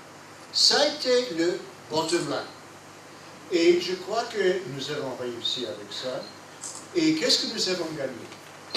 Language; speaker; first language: French; non-native, fluent; English